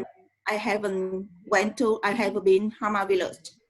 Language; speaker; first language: English; non-native, learner; Vietnamese